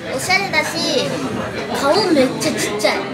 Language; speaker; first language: Japanese; native; Japanese